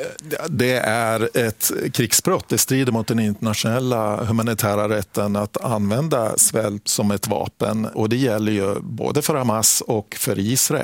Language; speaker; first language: Swedish; native; Swedish